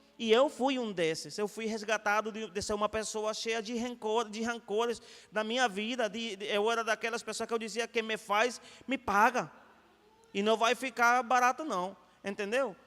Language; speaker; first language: Portuguese; non-native, fluent; Spanish